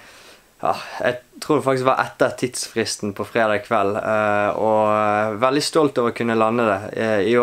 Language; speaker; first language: Norwegian; native; Norwegian